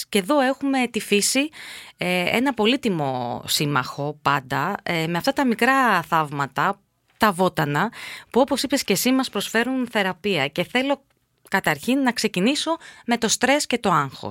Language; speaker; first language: Greek; native; Greek